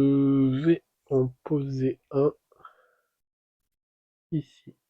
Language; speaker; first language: French; native; French